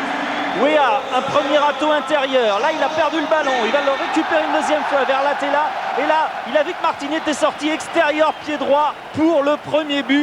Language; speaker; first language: French; native; French